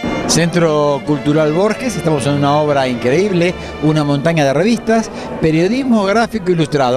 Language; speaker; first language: Spanish; native; Spanish